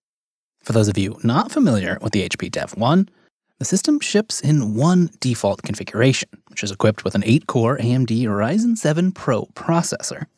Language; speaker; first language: English; native; English